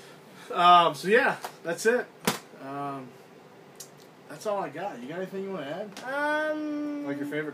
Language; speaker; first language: English; native; English